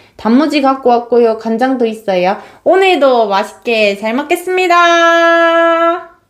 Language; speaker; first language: Korean; native; Korean